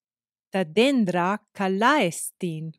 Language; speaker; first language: Greek; non-native, learner; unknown